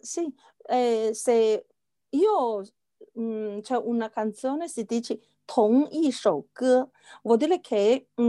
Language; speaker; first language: Italian; non-native, learner; Chinese